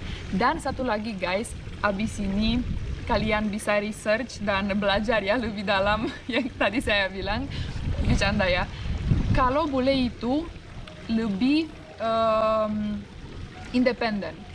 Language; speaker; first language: Indonesian; non-native, fluent; Romanian